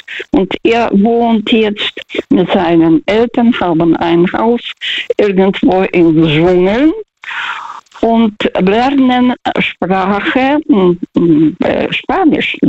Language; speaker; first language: German; non-native, fluent; Russian